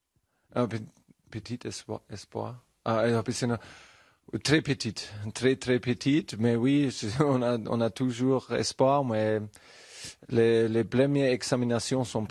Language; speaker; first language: French; non-native, learner; German